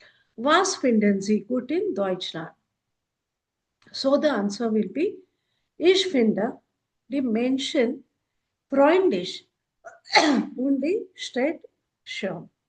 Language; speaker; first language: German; non-native, fluent; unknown